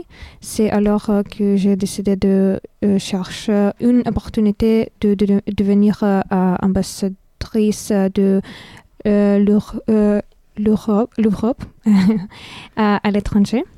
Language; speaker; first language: French; non-native, fluent; Lithuanian